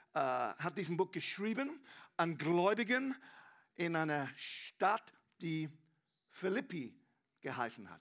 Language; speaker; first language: German; non-native, learner; English